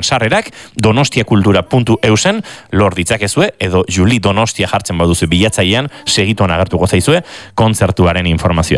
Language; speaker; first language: Basque; native; Basque